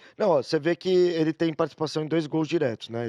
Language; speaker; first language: Portuguese; native; Portuguese